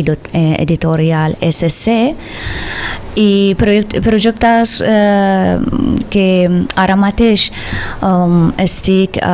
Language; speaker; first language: Catalan; non-native, learner; Persian